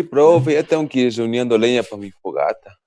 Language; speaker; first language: Spanish; native; Spanish